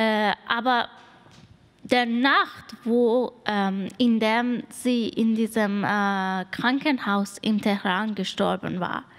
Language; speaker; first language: German; non-native, learner; Persian